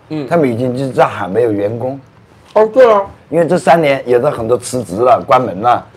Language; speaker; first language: Chinese; native; Chinese